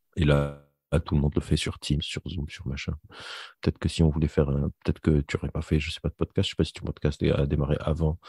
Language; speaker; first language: French; non-native, local second language; Arabic